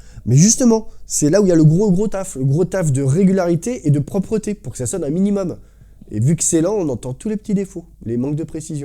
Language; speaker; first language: French; native; French